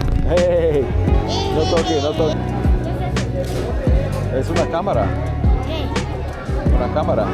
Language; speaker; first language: Spanish; non-native, fluent; English